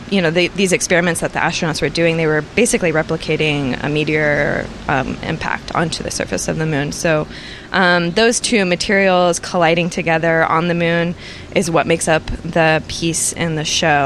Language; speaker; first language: English; native; English